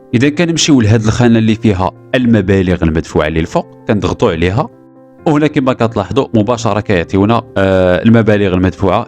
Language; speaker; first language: Arabic; native; Arabic